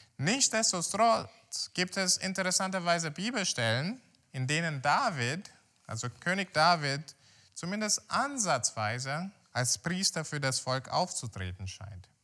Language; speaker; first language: German; non-native, fluent; Portuguese